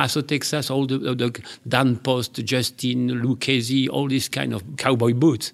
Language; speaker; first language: English; non-native, learner; French